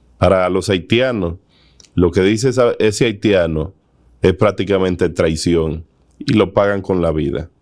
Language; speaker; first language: Spanish; native; Spanish